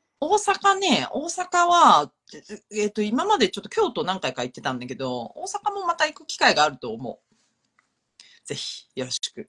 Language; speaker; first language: Japanese; non-native, fluent; Chinese